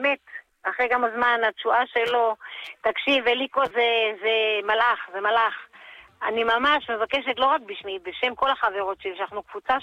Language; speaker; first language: Hebrew; native; Hebrew